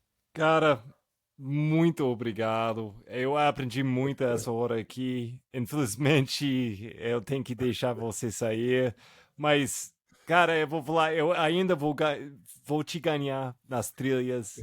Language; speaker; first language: Portuguese; non-native, fluent; English